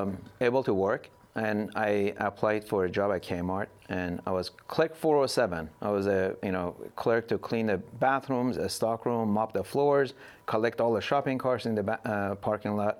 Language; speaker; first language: English; non-native, fluent; Persian